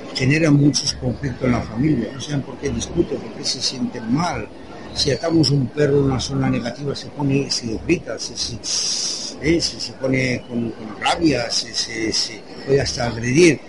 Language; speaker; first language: Spanish; non-native, fluent; French